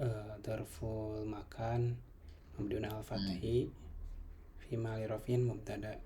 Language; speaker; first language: Arabic; non-native, learner; Indonesian